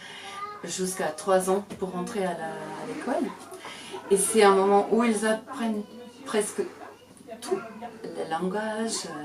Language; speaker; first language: French; non-native, fluent; Portuguese